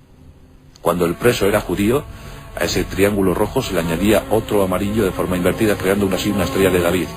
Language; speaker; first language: Spanish; native; Spanish